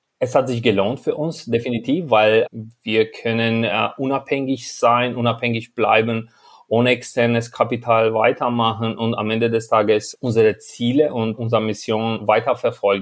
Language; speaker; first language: German; non-native, fluent; Albanian